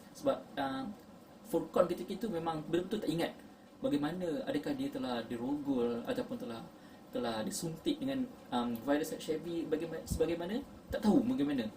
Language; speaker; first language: Malay; native; Malay